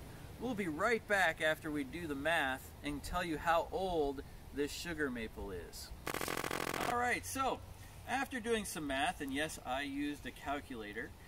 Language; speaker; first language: English; native; English